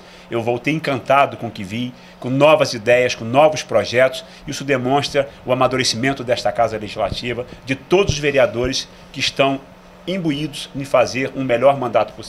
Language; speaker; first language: Portuguese; native; Portuguese